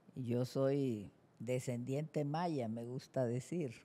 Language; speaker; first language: Spanish; native; Spanish